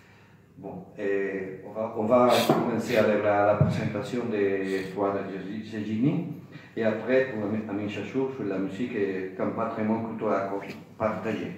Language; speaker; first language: French; non-native, learner; Spanish